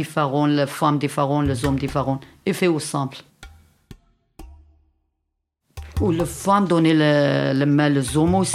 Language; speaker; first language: French; non-native, learner; Kurdish